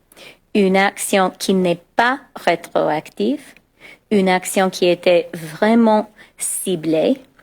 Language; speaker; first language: French; non-native, local second language; English